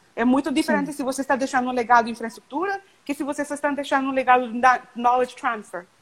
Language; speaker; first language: Portuguese; non-native, fluent; English